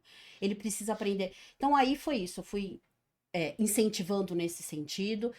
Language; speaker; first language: Portuguese; native; Portuguese